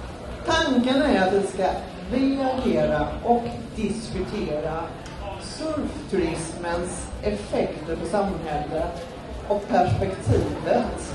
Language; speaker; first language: Swedish; native; Swedish